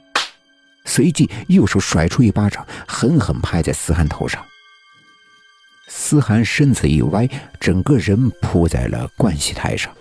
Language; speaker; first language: Chinese; native; Chinese